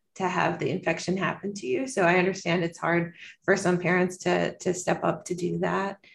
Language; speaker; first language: English; native; English